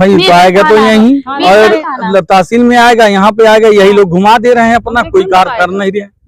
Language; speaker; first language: Hindi; native; Hindi